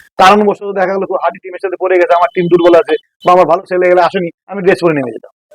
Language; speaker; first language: Bangla; native; Bangla